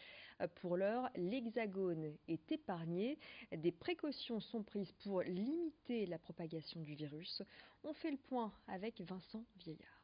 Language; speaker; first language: French; native; French